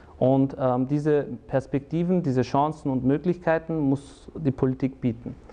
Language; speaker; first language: German; early bilingual, other home language; Turkish